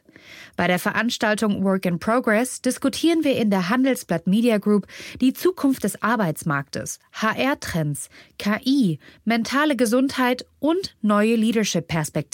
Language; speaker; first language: German; native; German